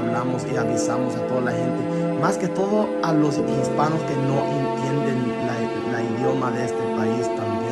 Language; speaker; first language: Spanish; early bilingual, heritage; Spanish